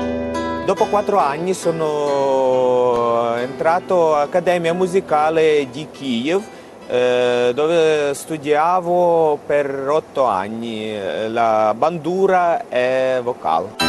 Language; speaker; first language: Italian; non-native, fluent; Ukrainian